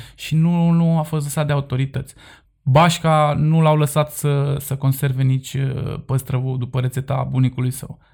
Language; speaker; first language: Romanian; native; Romanian